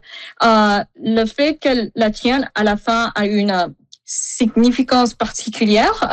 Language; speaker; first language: French; non-native, fluent; Filipino